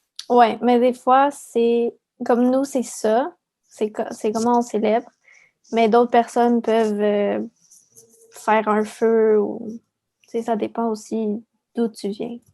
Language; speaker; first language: French; early bilingual, other home language; Spanish